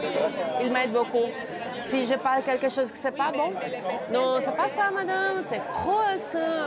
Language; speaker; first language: French; non-native, learner; Portuguese